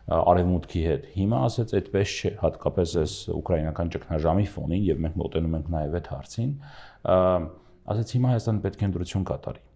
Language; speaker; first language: Armenian; native; Armenian